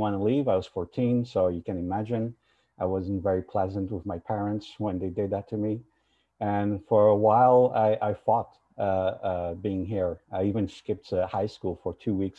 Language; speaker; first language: English; non-native, fluent; Portuguese